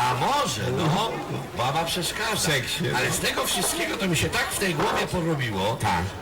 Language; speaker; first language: Polish; native; Polish